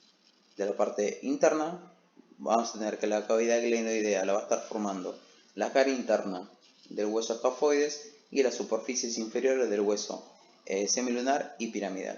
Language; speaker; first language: Spanish; native; Spanish